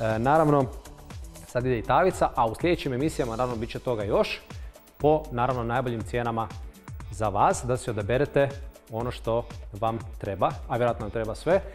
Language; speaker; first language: Serbian; native; Serbian